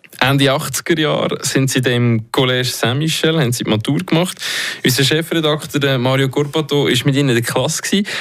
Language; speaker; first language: German; native; German